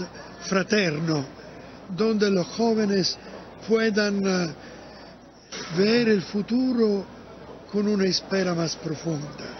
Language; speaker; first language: Spanish; non-native, fluent; Italian